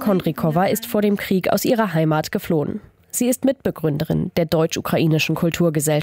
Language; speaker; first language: German; native; German